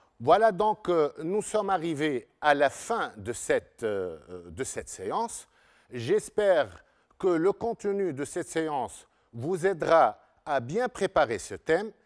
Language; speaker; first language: French; non-native, local second language; Arabic